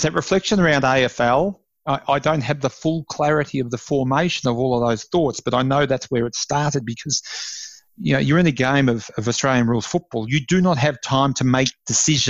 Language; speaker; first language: English; native; English